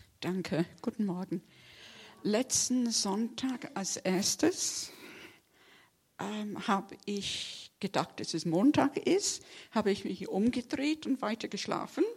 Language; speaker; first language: German; non-native, fluent; English